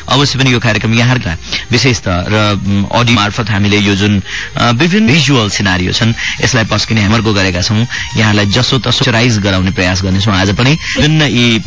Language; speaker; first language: Nepali; native; Nepali